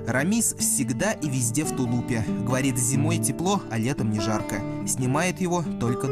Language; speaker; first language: Russian; native; Russian